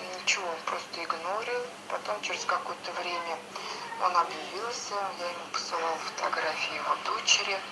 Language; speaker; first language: Russian; native; Russian